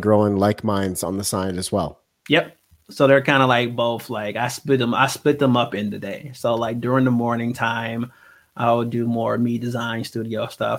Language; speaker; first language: English; native; English